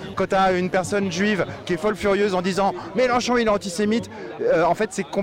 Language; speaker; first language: French; native; French